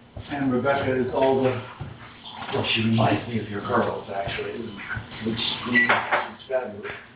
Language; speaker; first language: English; native; English